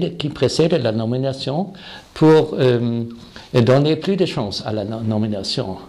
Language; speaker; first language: French; non-native, fluent; German